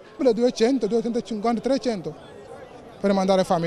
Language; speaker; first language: Italian; non-native, learner; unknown